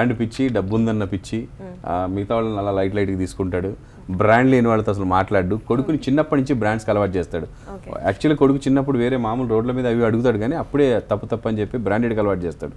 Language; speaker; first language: Telugu; native; Telugu